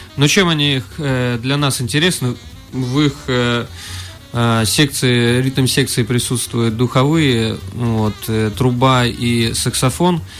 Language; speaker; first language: Russian; native; Russian